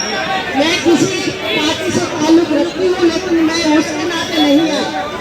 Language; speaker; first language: Hindi; non-native, local second language; Telugu